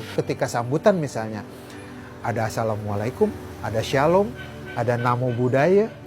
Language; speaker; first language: Indonesian; native; Indonesian